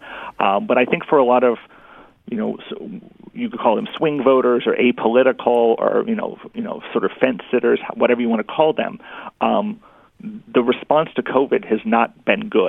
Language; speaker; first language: English; native; English